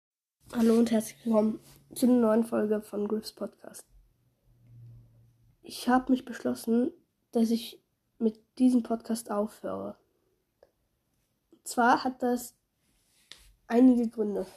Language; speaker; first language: German; native; German